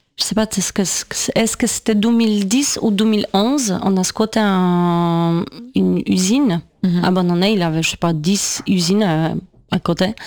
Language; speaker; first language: French; non-native, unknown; Polish